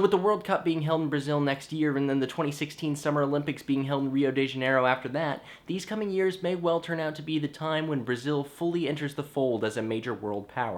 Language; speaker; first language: English; native; English